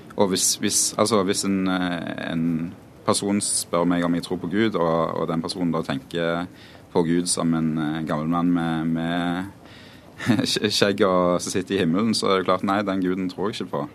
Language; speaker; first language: Norwegian; native; Norwegian